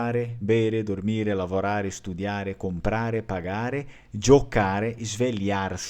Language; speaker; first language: Italian; non-native, fluent; Portuguese